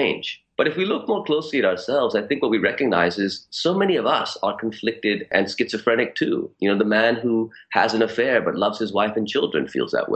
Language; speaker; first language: English; early bilingual, other home language; Urdu